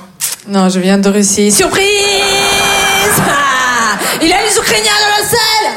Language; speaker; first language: French; non-native, fluent; Russian